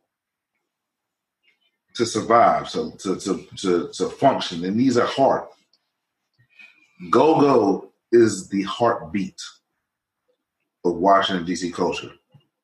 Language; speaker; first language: English; native; English